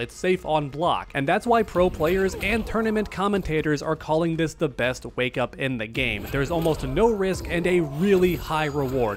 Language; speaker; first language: English; native; English